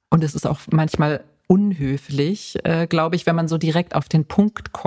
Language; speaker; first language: German; native; German